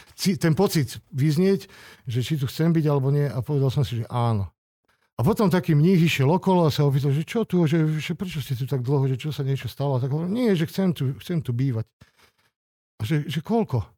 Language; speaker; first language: Slovak; non-native, local second language; Hungarian